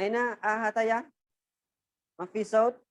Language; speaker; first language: Arabic; non-native, learner; Indonesian